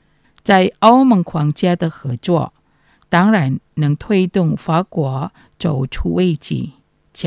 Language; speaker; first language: Chinese; non-native, fluent; Indonesian